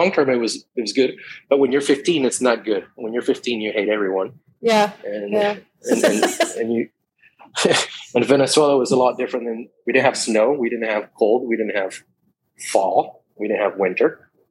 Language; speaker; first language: English; non-native, fluent; Spanish